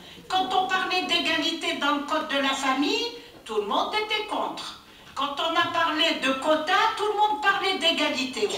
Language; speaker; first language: French; non-native, local second language; Kabyle